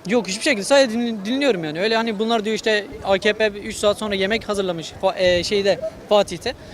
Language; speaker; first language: Turkish; non-native, local second language; Kurdish